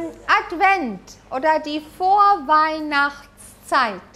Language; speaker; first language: German; non-native, fluent; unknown